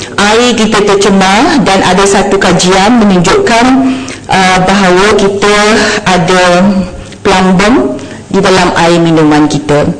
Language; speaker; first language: Malay; native; Malay